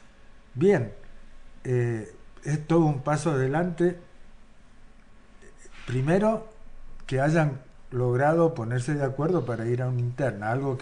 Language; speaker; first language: Spanish; native; Spanish